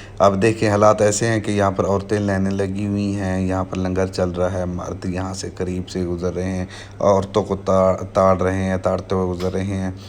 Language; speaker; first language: Urdu; non-native, local second language; Saraiki